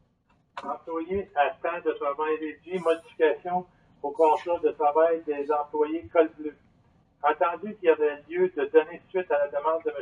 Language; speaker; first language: French; native; French